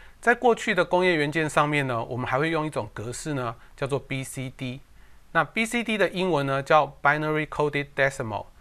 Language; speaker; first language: Chinese; native; Chinese